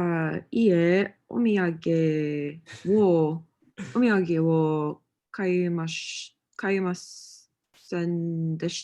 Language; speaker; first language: Japanese; non-native, learner; English